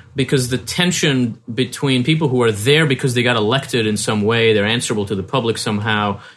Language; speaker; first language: English; native; English